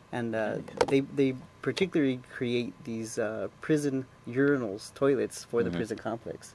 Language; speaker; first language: English; native; English